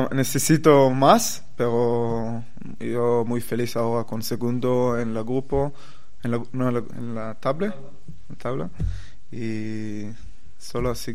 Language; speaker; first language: Spanish; non-native, learner; Hebrew